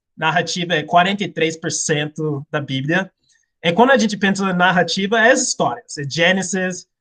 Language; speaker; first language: Portuguese; non-native, fluent; English